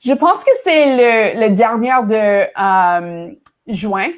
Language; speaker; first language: French; non-native, learner; English